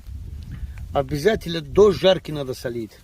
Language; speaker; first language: Russian; non-native, learner; Tajik